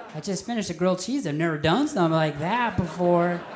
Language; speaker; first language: English; native; English